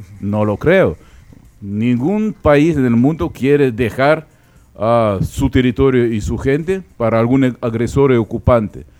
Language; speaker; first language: Spanish; non-native, fluent; Ukrainian